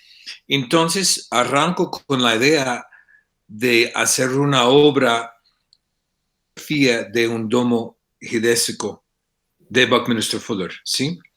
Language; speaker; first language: Spanish; non-native, fluent; English